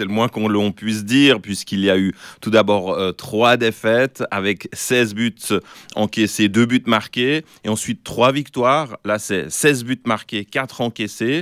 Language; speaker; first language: French; native; French